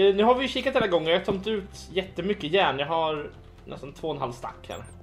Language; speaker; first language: Swedish; native; Swedish